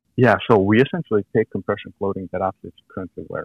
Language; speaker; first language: English; non-native, fluent; Serbian